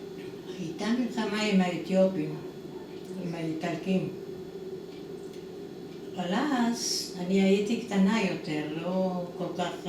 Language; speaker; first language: Hebrew; non-native, fluent; Italian